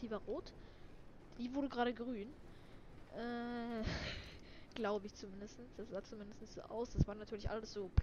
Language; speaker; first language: German; native; German